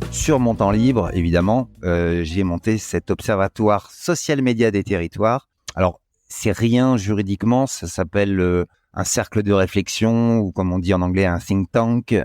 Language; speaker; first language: French; native; French